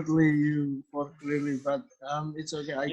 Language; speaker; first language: English; non-native, learner; Indonesian